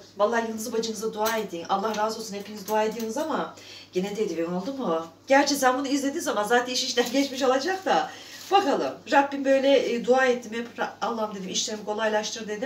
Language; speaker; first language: Turkish; native; Turkish